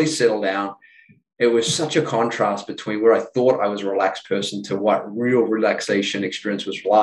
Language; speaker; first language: English; native; English